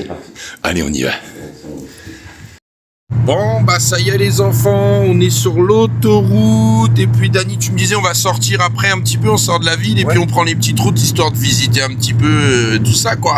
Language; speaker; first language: French; native; French